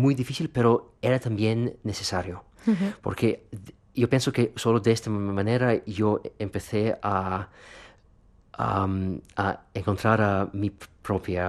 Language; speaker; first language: Spanish; non-native, fluent; Russian